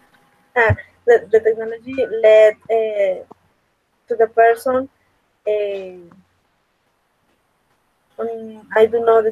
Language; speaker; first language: English; non-native, learner; Spanish